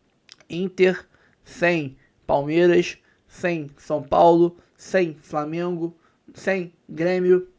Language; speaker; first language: Portuguese; native; Portuguese